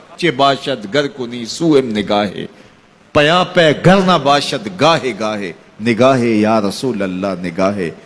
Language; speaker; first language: Urdu; non-native, local second language; Punjabi